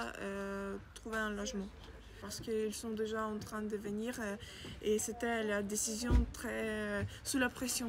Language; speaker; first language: French; non-native, learner; Ukrainian